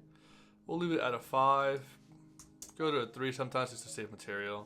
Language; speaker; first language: English; native; English